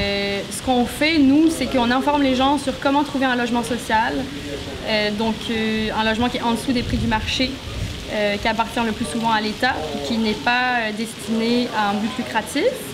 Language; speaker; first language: French; native; French